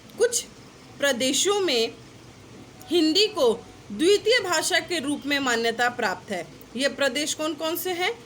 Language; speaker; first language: Hindi; native; Hindi